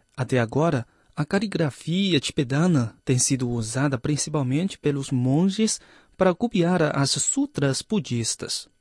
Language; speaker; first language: Portuguese; non-native, fluent; Chinese